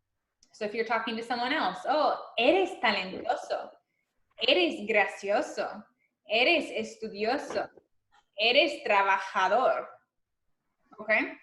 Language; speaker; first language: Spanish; non-native, fluent; English